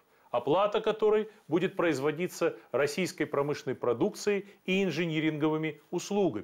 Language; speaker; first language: Russian; native; Russian